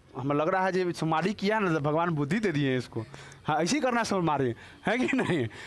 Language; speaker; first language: Hindi; native; Hindi